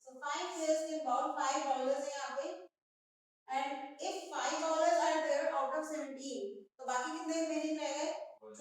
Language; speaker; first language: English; non-native, local second language; Hindi